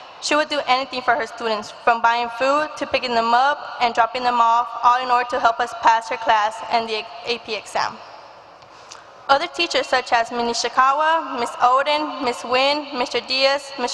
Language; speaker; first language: English; early bilingual, other home language; Spanish